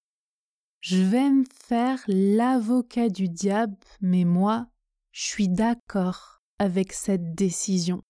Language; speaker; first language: French; native; French